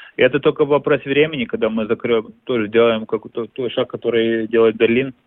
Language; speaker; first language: Russian; non-native, local second language; Latvian